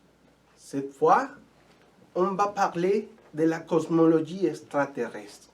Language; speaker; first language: French; non-native, fluent; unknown